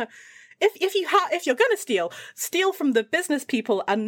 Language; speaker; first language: English; native; English